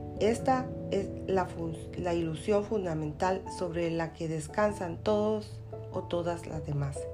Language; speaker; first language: Spanish; native; Spanish